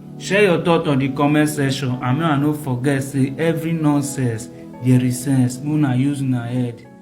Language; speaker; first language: Nigerian Pidgin; non-native, local second language; Bini